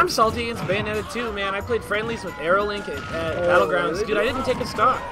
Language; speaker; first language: English; native; English